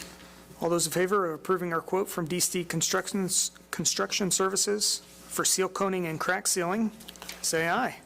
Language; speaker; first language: English; native; English